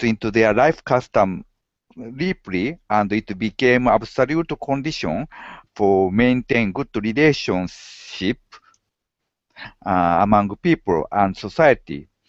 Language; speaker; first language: English; non-native, learner; Japanese